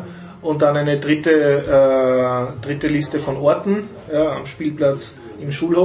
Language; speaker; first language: German; native; German